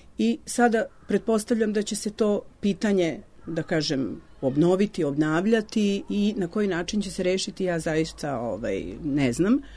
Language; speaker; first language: Serbian; native; Serbian